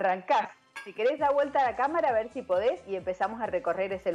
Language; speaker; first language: Spanish; native; Spanish